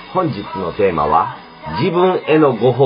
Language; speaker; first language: Japanese; native; Japanese